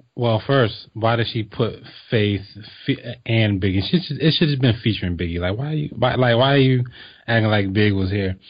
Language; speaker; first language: English; native; English